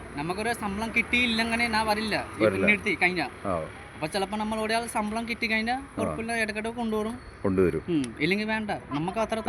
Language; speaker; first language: Malayalam; non-native, local second language; Bangla